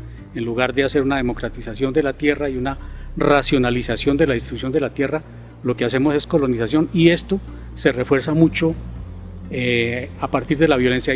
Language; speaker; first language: Spanish; native; Spanish